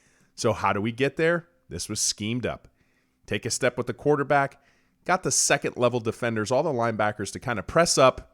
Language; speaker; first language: English; native; English